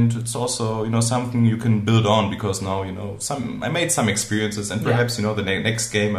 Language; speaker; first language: English; non-native, fluent; German